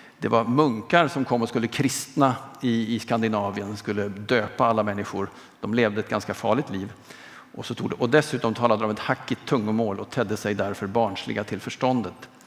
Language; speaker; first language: Swedish; native; Swedish